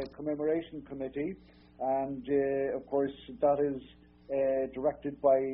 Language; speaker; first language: English; native; English